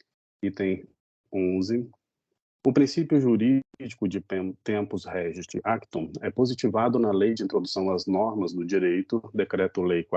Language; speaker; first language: Portuguese; native; Portuguese